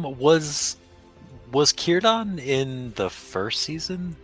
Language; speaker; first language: English; native; English